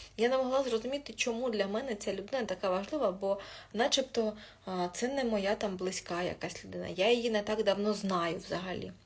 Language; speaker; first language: Ukrainian; non-native, local second language; Russian